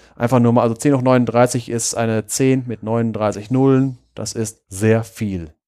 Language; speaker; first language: German; native; German